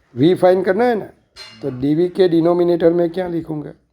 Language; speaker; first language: Hindi; non-native, local second language; Gujarati